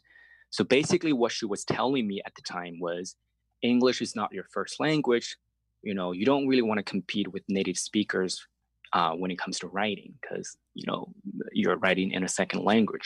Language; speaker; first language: English; non-native, fluent; Chinese